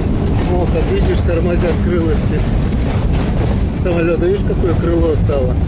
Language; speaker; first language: Russian; native; Russian